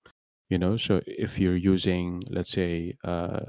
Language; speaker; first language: English; non-native, fluent; Papiamento